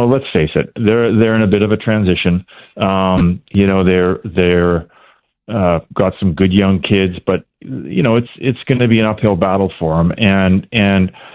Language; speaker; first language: English; native; English